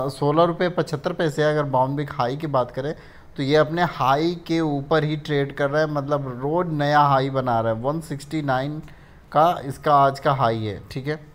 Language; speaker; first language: Hindi; native; Hindi